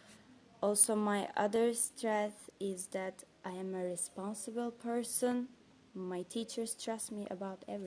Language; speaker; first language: English; non-native, fluent; Turkish